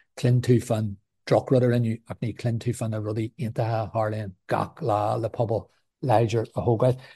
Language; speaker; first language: Irish; non-native, local second language; English